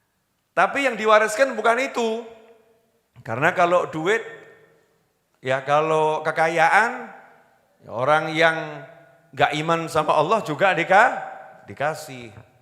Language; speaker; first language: Indonesian; native; Indonesian